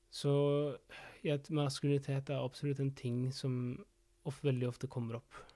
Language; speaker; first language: Norwegian; early bilingual, other home language; Spanish